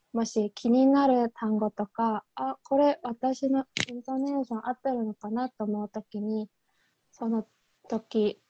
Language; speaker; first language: Japanese; non-native, fluent; Korean